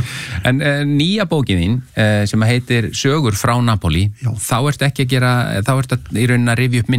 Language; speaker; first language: Icelandic; native; Icelandic